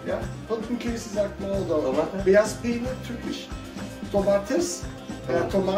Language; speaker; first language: German; non-native, local second language; Turkish